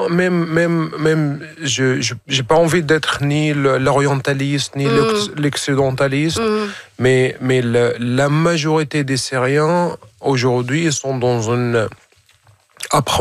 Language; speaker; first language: French; non-native, fluent; Arabic